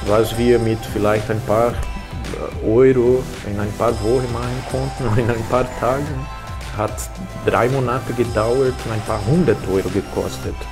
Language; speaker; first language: German; non-native, fluent; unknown